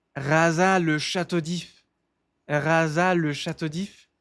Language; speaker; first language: French; non-native, learner; Portuguese